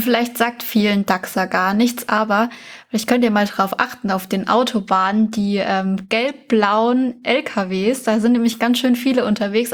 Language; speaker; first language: German; native; German